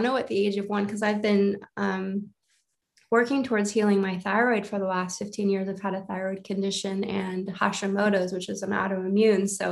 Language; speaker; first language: English; native; English